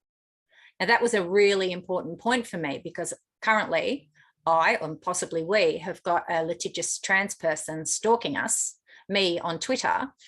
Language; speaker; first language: English; native; English